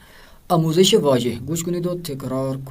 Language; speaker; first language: Persian; non-native, fluent; Urdu